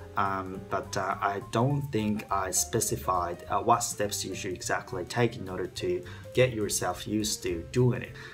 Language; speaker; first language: English; non-native, fluent; Japanese